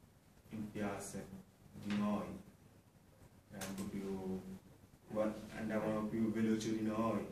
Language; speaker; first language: Italian; non-native, fluent; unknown